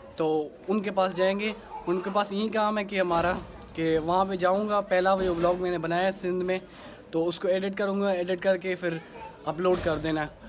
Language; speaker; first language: Urdu; non-native, local second language; Sindhi